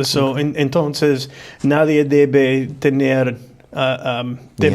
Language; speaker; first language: Spanish; non-native, fluent; English